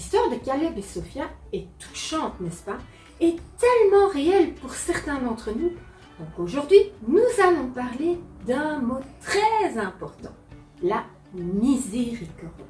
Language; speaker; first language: French; native; French